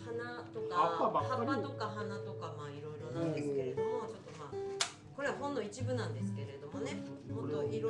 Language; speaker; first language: Japanese; native; Japanese